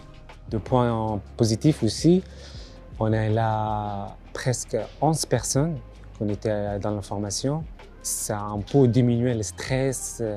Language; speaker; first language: French; non-native, learner; Arabic